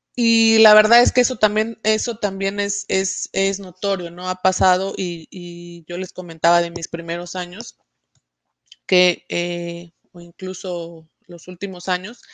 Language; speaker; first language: Spanish; native; Spanish